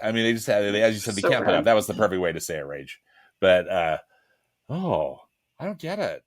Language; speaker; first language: English; native; English